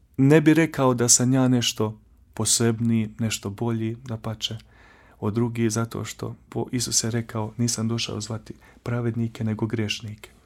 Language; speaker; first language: Croatian; native; Croatian